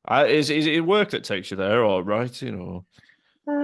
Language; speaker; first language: English; native; English